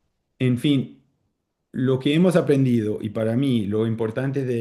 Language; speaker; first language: Spanish; early bilingual, heritage; Spanish